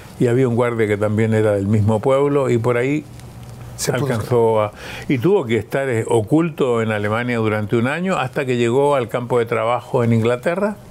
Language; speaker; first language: Spanish; early bilingual, other home language; German